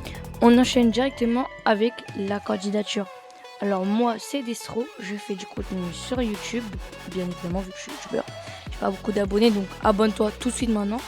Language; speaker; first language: French; native; French